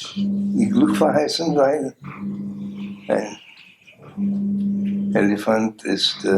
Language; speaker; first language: German; non-native, learner; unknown